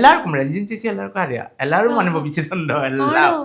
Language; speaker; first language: Malayalam; non-native, local second language; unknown